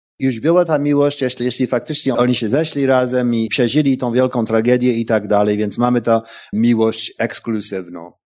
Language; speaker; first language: Polish; non-native, fluent; English